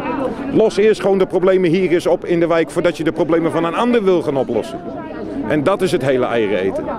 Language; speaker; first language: Dutch; native; Dutch